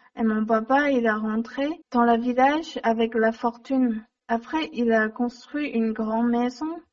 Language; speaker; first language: French; non-native, learner; Chinese